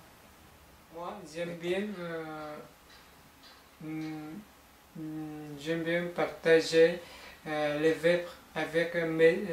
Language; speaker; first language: French; non-native, learner; Vietnamese